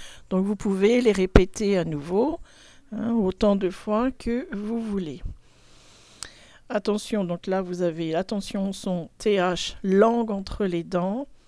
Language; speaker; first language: French; native; French